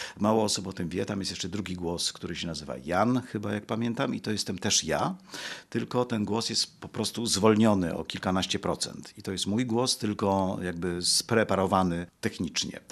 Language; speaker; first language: Polish; native; Polish